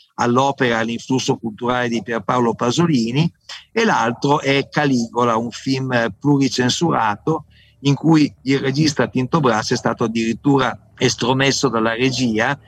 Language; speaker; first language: Italian; native; Italian